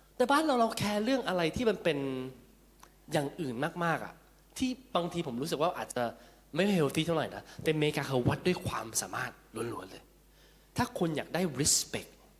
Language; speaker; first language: Thai; early bilingual, heritage; Thai